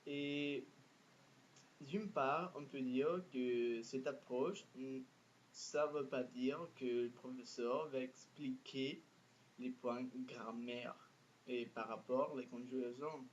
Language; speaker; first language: French; non-native, fluent; Spanish